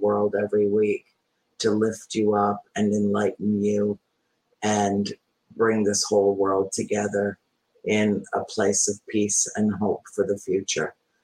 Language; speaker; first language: English; native; English